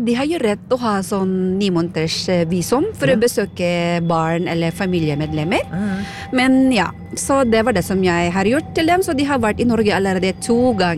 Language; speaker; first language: Norwegian; non-native, fluent; Filipino